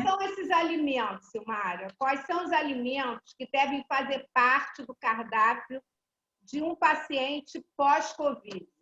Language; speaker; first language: Portuguese; native; Portuguese